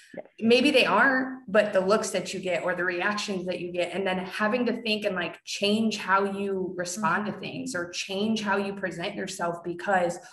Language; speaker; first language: English; native; English